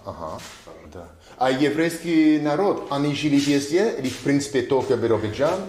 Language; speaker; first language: Russian; non-native, learner; English